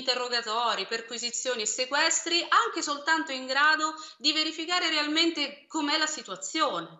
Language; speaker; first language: Italian; native; Italian